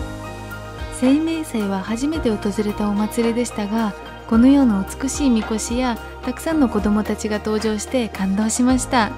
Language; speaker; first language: Japanese; non-native, fluent; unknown